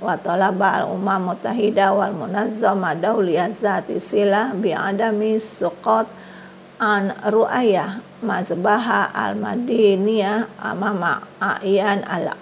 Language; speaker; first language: Arabic; non-native, fluent; Indonesian